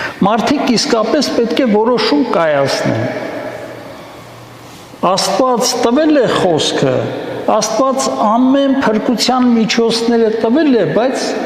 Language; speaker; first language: Armenian; native; Armenian